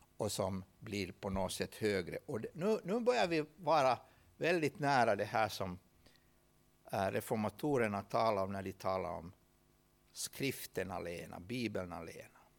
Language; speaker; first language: Swedish; native; Swedish